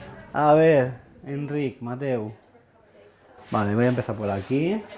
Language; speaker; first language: Spanish; non-native, local second language; Catalan